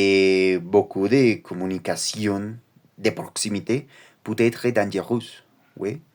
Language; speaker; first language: French; non-native, learner; Spanish